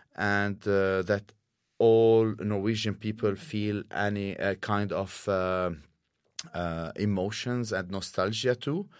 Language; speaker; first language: English; non-native, fluent; Arabic